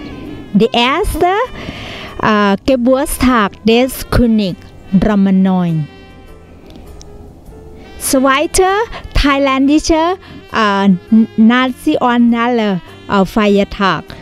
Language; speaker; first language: German; non-native, learner; Thai